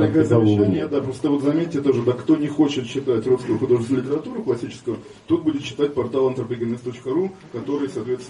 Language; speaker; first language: Russian; native; Russian